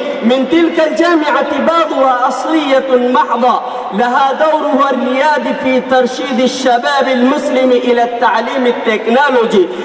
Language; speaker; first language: Arabic; non-native, fluent; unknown